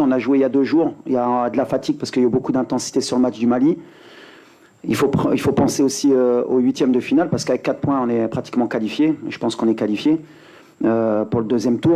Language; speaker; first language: French; native; French